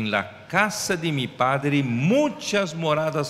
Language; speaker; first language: Spanish; non-native, fluent; Portuguese